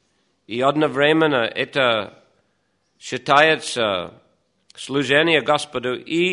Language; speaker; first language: Russian; non-native, fluent; English